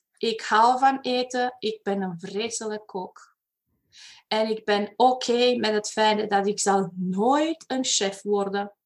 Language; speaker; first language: Dutch; non-native, fluent; Romanian